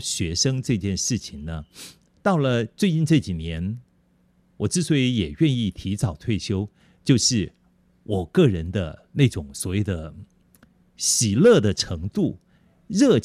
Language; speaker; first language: Chinese; native; Chinese